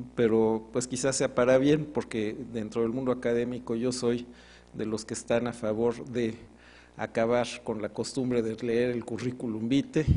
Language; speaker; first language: Spanish; native; Spanish